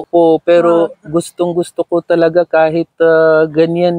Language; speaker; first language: Filipino; non-native, learner; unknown